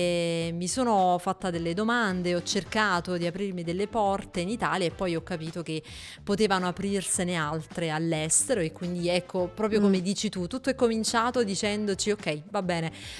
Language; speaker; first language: Italian; native; Italian